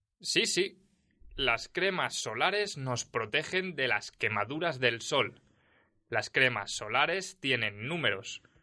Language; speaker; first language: Spanish; native; Spanish